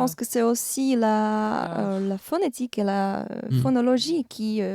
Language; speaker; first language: French; non-native, fluent; Slovak